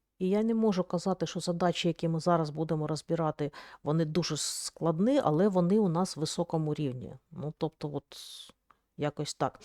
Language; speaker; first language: Ukrainian; native; Ukrainian